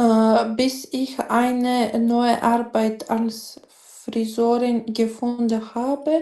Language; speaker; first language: German; non-native, learner; Macedonian